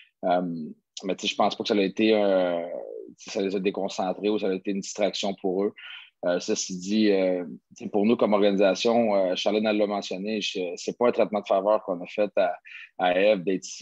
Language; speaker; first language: French; native; French